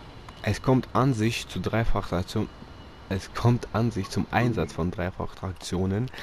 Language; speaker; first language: German; native; German